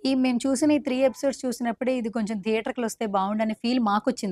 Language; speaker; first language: Telugu; native; Telugu